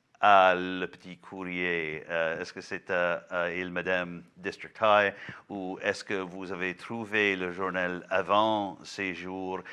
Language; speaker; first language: French; non-native, local second language; English